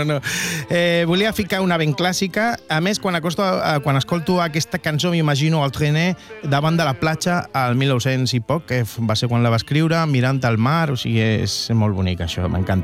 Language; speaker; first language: Catalan; native; Catalan